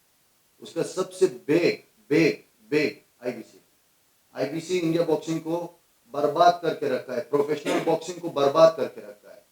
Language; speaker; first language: Hindi; non-native, fluent; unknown